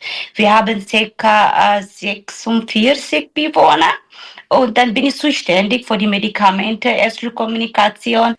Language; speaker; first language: German; non-native, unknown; Tigrinya